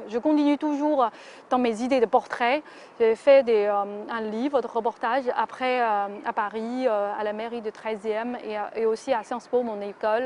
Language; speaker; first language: French; non-native, fluent; Chinese